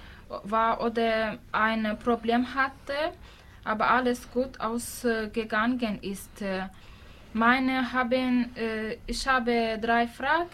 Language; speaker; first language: German; non-native, learner; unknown